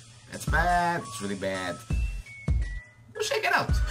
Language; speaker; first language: English; non-native, fluent; Portuguese